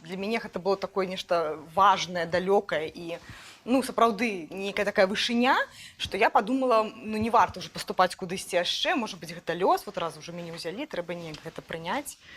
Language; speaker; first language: Belarusian; native; Belarusian